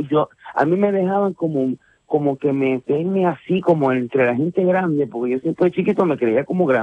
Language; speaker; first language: Spanish; native; Spanish